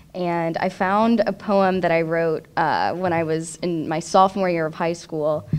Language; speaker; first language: English; native; English